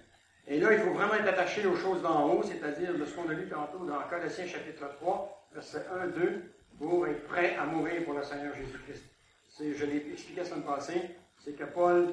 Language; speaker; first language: French; native; French